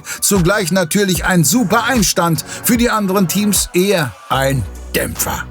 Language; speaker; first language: German; native; German